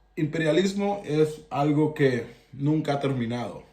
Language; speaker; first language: Spanish; early bilingual, heritage; Spanish